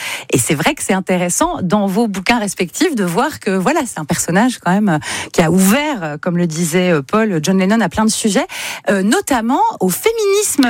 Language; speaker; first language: French; native; French